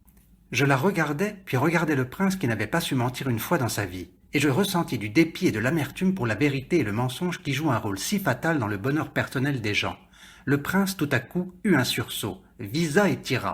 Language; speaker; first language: French; native; French